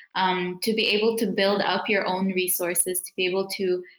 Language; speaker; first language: English; native; English